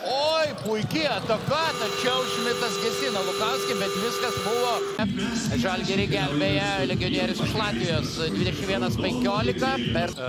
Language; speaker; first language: Lithuanian; native; Lithuanian